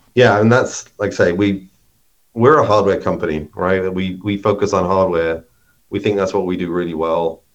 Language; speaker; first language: English; native; English